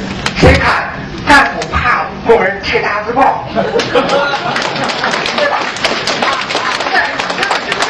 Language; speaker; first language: Chinese; early bilingual, other home language; English